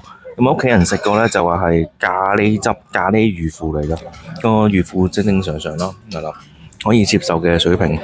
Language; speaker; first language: Cantonese; native; Cantonese